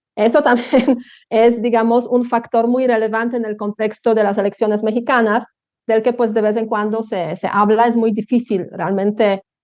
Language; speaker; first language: Spanish; non-native, fluent; Polish